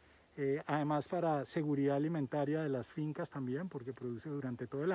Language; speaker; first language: Spanish; native; Spanish